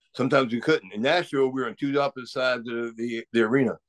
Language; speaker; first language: English; native; English